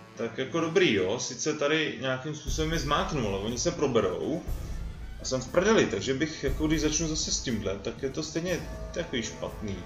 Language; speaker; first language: Czech; native; Czech